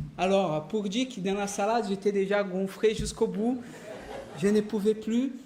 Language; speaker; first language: French; non-native, fluent; Portuguese